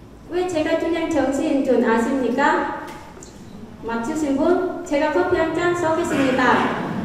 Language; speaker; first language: Korean; non-native, fluent; Vietnamese